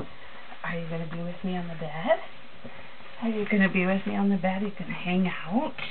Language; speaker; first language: English; native; English